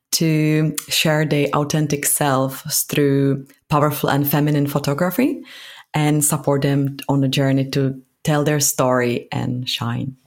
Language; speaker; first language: English; non-native, fluent; Czech